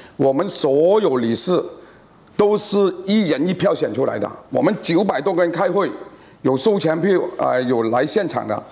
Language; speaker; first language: Chinese; native; Chinese